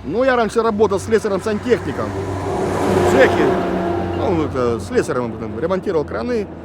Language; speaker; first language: Russian; native; Russian